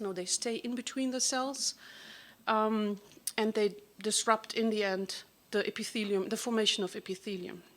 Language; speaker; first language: English; non-native, fluent; German